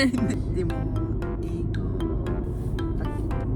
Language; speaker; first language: Japanese; non-native, learner; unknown